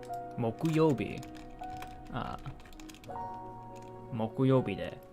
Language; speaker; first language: Japanese; non-native, learner; English